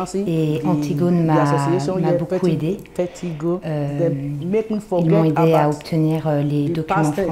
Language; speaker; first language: French; non-native, fluent; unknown